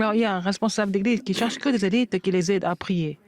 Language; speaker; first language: French; non-native, fluent; Korean